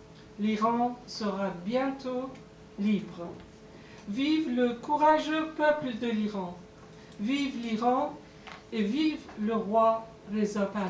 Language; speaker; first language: French; non-native, fluent; Persian